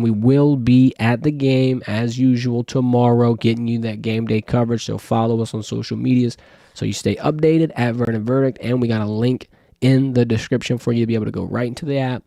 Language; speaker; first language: English; native; English